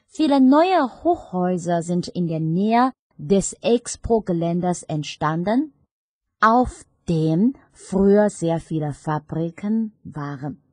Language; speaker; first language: German; non-native, fluent; Chinese